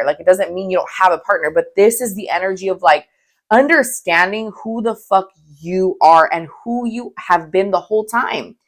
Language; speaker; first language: English; native; English